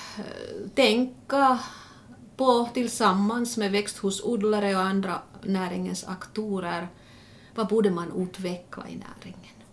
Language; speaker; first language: Swedish; non-native, local second language; Finnish